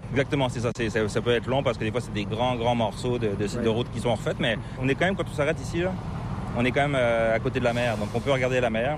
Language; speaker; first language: French; native; French